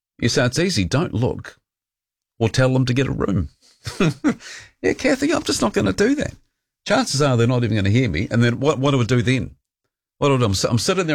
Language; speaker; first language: English; native; English